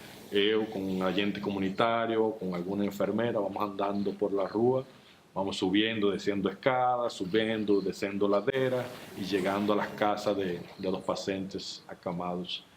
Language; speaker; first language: Portuguese; non-native, fluent; Spanish